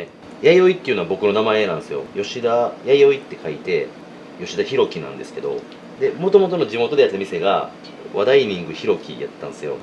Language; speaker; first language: Japanese; native; Japanese